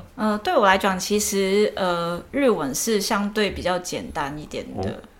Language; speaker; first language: Chinese; non-native, local second language; Cantonese